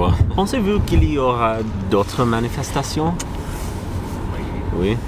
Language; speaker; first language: French; non-native, learner; English